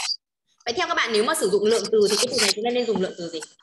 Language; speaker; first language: Vietnamese; native; Vietnamese